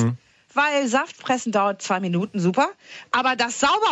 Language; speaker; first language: German; native; German